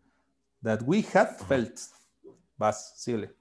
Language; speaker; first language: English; non-native, fluent; Spanish